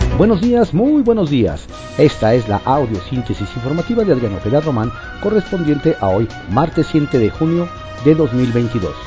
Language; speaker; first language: Spanish; native; Spanish